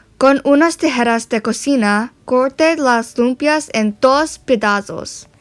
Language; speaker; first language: Spanish; non-native, learner; English